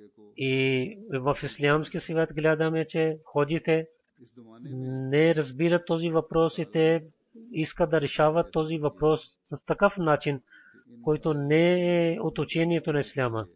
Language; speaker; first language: Bulgarian; non-native, fluent; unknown